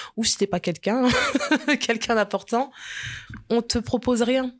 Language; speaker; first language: French; early bilingual, other home language; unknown